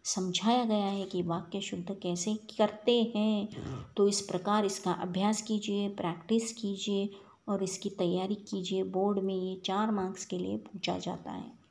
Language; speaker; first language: Hindi; non-native, local second language; Kannada